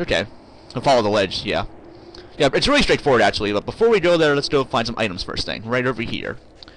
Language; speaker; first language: English; native; English